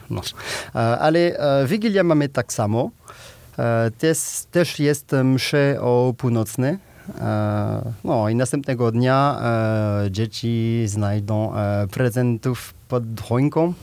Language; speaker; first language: Polish; non-native, learner; French